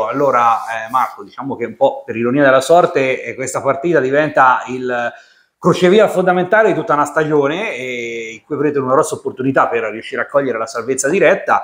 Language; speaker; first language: Italian; native; Italian